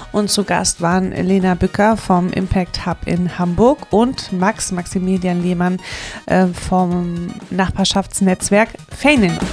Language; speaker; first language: German; native; German